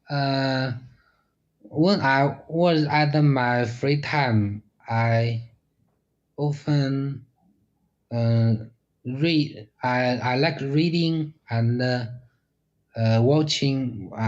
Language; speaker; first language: English; non-native, learner; Chinese